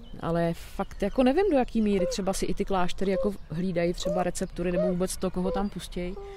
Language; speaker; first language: Czech; native; Czech